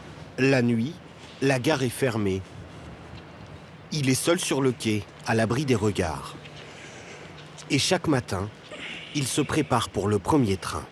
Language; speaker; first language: French; native; French